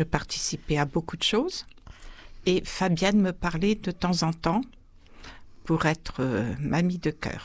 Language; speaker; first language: French; native; French